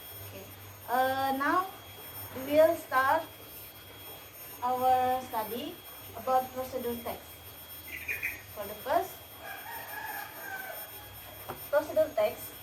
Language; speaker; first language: English; non-native, learner; Indonesian